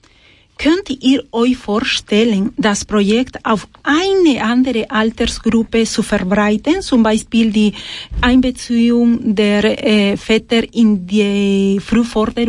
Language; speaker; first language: German; non-native, fluent; Spanish